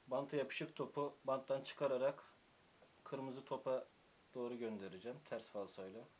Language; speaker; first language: Turkish; native; Turkish